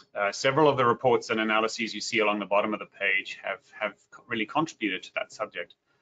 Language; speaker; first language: English; native; English